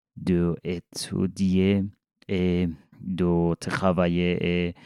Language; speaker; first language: French; non-native, learner; Persian